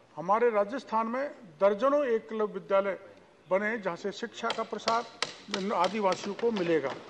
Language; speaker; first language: Hindi; native; Hindi